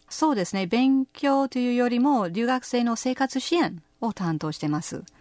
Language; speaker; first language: Japanese; non-native, fluent; English